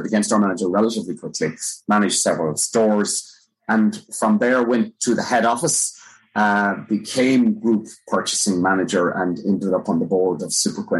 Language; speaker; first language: English; native; English